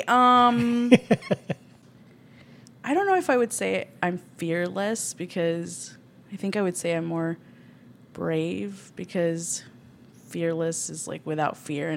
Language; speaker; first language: English; early bilingual, other home language; Spanish